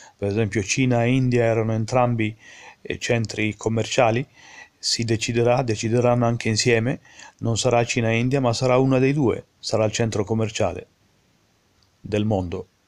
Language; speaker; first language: Italian; early bilingual, heritage; Italian